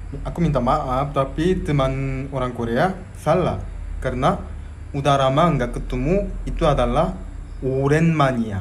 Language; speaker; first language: Indonesian; non-native, fluent; Korean